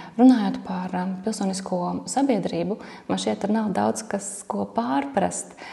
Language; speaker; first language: Latvian; native; Latvian